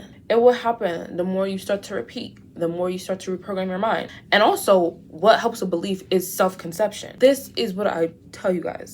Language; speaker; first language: English; native; English